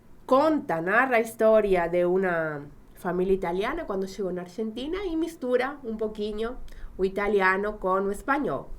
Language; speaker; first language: Portuguese; non-native, fluent; Spanish